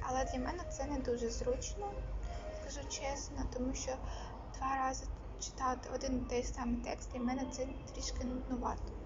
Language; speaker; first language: Ukrainian; non-native, local second language; Russian